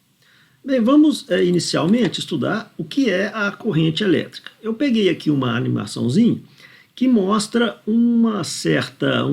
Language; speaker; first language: Portuguese; native; Portuguese